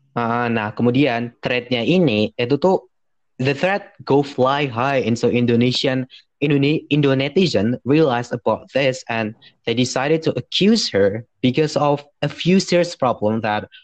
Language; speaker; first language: English; non-native, fluent; Indonesian